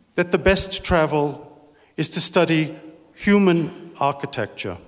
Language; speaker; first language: English; native; English